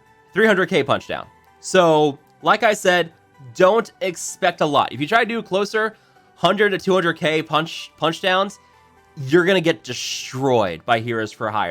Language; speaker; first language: English; native; English